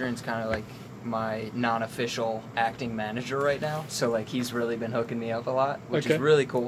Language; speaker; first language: English; native; English